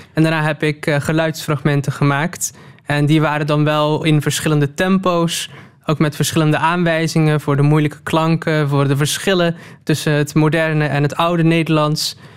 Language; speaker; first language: Dutch; native; Dutch